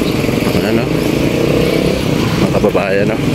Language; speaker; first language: Filipino; native; Filipino